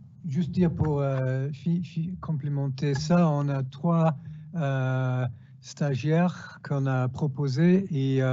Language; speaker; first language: French; non-native, fluent; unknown